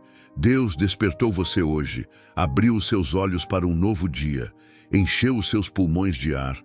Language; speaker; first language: Portuguese; native; Portuguese